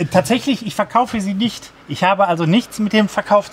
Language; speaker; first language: German; native; German